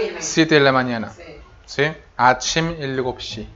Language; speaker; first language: Spanish; non-native, fluent; Korean